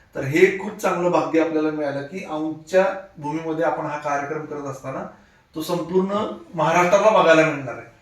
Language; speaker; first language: Marathi; native; Marathi